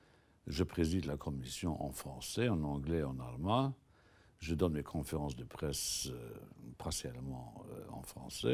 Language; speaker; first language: French; non-native, local second language; Luxembourgish